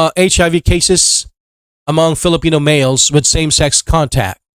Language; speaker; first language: English; non-native, local second language; Filipino